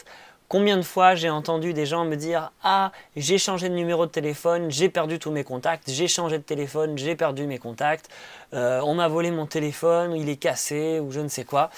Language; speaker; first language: French; native; French